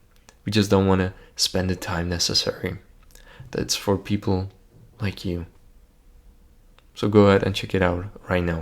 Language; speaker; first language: English; non-native, fluent; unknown